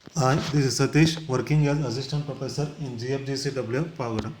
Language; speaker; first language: English; non-native, local second language; Kannada